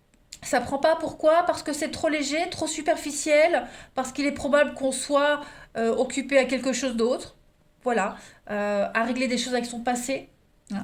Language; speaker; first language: French; native; French